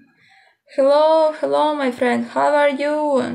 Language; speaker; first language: English; non-native, learner; Ukrainian